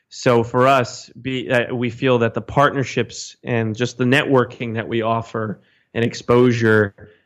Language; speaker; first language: English; native; English